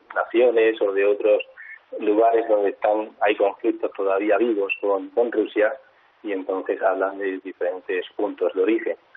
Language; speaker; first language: Spanish; native; Spanish